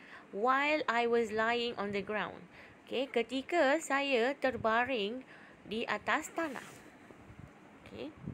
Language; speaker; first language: English; non-native, local second language; Malay